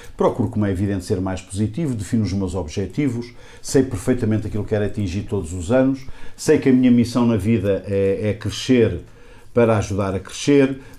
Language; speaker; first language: Portuguese; native; Portuguese